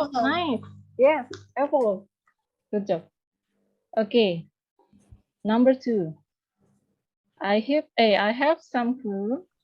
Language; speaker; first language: English; non-native, learner; Indonesian